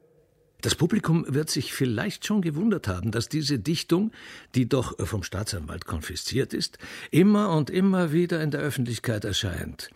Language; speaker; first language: German; native; German